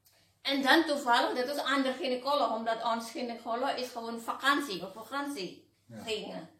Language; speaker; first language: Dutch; non-native, learner; Indonesian